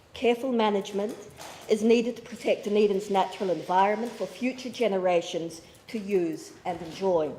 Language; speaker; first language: English; native; English